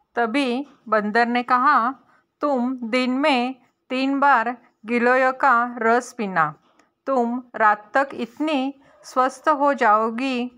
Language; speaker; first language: Hindi; non-native, local second language; Marathi